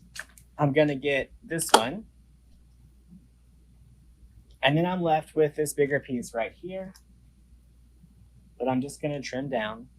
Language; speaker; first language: English; native; English